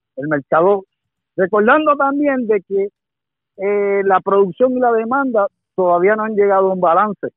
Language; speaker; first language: Spanish; native; Spanish